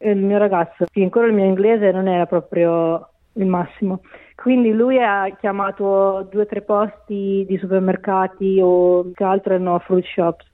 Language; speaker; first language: Italian; native; Italian